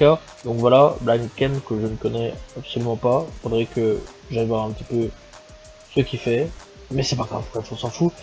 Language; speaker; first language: French; native; French